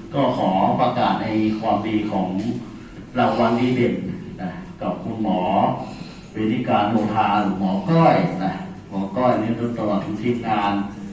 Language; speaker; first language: Thai; native; Thai